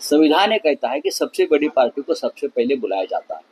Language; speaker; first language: Hindi; non-native, local second language; Marathi